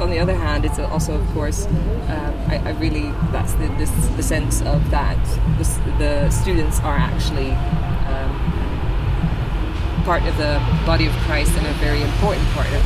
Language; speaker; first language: English; non-native, fluent; Dutch